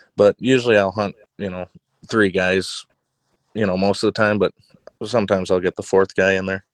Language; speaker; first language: English; native; English